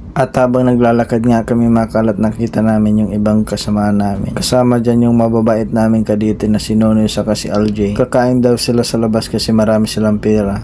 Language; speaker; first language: Filipino; native; Filipino